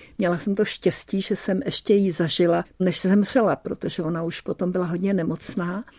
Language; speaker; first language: Czech; early bilingual, heritage; Czech